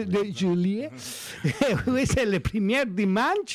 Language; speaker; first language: French; non-native, learner; Spanish